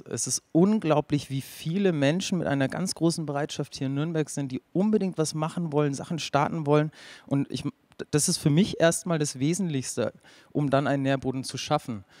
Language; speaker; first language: German; native; German